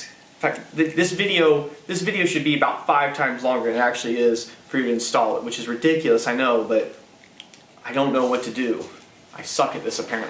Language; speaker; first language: English; native; English